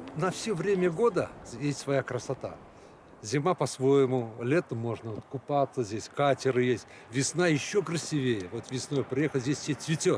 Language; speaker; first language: Russian; non-native, local second language; Kazakh